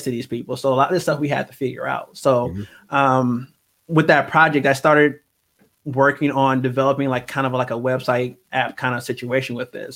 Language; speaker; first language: English; native; English